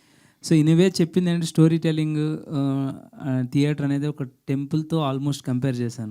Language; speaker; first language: Telugu; native; Telugu